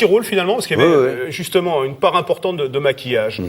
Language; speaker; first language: French; native; French